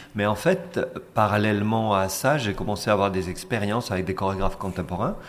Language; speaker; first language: French; non-native, fluent; Spanish